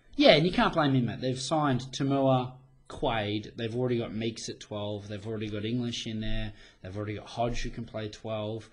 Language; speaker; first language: English; native; English